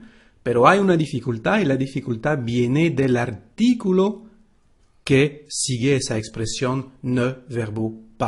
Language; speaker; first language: Spanish; non-native, fluent; French